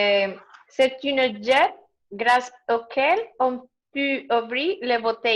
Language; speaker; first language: French; non-native, learner; Spanish